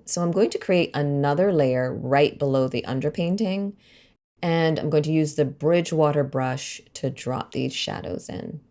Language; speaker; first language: English; native; English